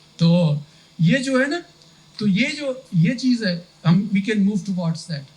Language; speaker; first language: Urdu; non-native, local second language; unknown